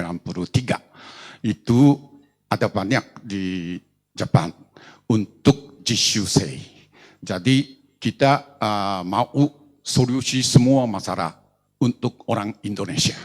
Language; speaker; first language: Indonesian; non-native, learner; Japanese